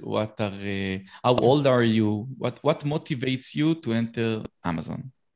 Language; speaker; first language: English; non-native, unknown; Hebrew